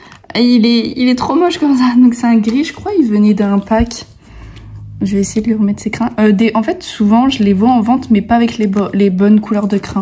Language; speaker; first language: French; native; French